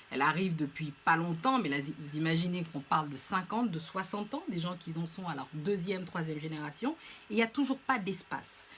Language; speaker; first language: French; non-native, local second language; Fula